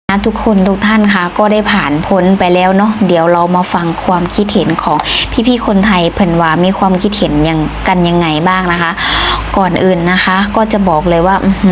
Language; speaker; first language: Thai; native; Thai